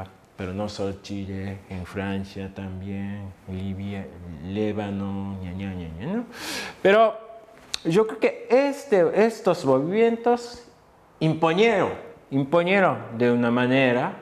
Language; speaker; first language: Spanish; non-native, fluent; Japanese